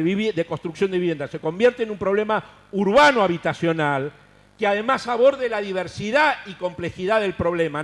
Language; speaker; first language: Spanish; native; Spanish